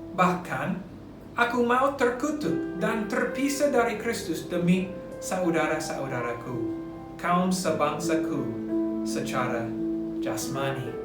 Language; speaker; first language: Indonesian; non-native, fluent; English